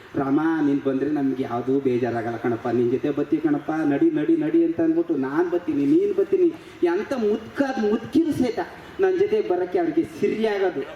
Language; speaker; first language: Kannada; native; Kannada